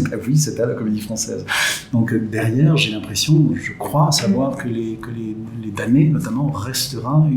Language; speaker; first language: French; native; French